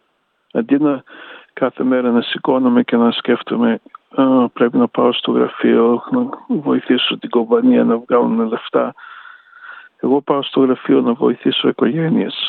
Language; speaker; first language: Greek; early bilingual, heritage; Greek